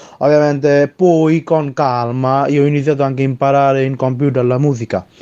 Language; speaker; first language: Italian; non-native, learner; Bangla